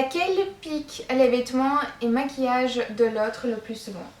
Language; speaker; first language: French; non-native, fluent; Russian